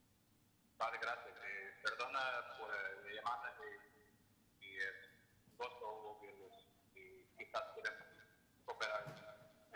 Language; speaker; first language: Spanish; non-native, learner; Portuguese